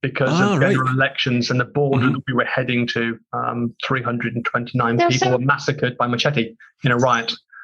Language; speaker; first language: English; native; English